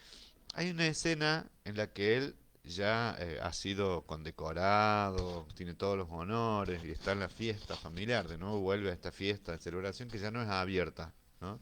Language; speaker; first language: Spanish; native; Spanish